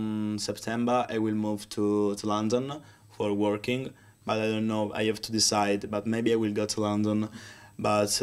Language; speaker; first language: English; non-native, learner; Italian